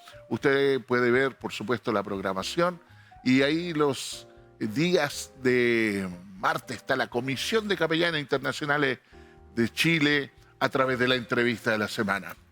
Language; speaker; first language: Spanish; native; Spanish